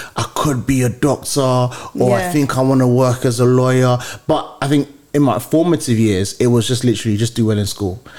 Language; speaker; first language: English; early bilingual, other home language; Yoruba